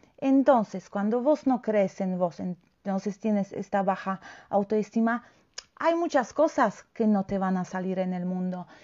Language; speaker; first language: Spanish; non-native, fluent; Polish